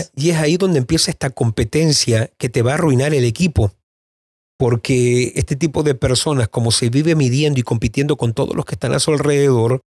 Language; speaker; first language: Spanish; native; Spanish